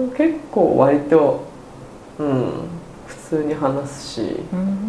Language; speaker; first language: Japanese; native; Japanese